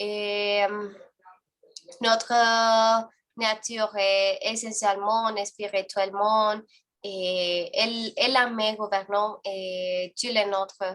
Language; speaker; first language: French; non-native, learner; Spanish